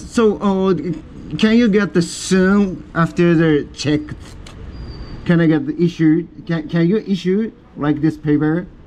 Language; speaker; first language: English; non-native, learner; Japanese